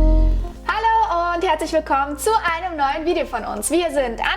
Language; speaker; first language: German; native; German